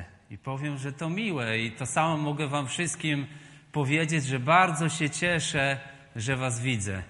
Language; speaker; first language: Polish; native; Polish